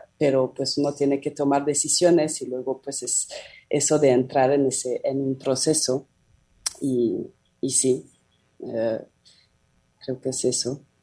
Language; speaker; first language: Spanish; non-native, fluent; French